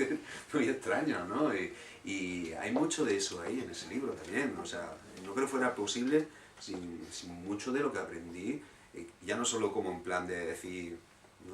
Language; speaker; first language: Spanish; native; Spanish